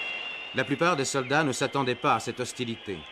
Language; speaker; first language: French; native; French